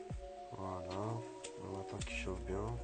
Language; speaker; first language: French; native; French